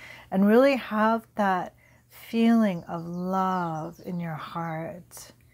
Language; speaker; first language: English; native; English